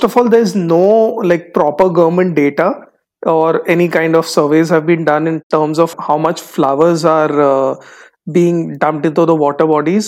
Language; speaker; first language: English; non-native, local second language; Hindi